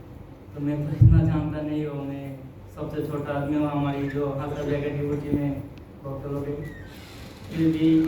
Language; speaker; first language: Hindi; non-native, local second language; Bangla